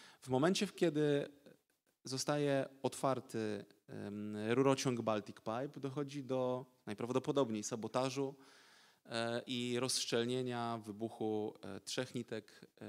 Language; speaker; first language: Polish; native; Polish